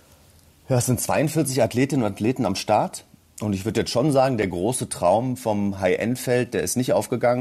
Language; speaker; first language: German; native; German